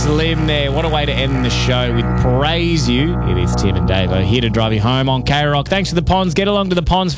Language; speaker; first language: English; native; English